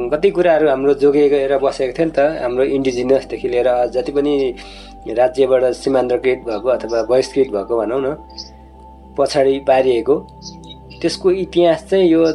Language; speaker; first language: Nepali; non-native, local second language; Limbu